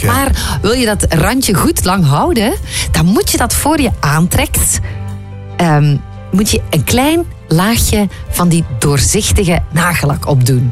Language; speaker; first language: Dutch; native; Dutch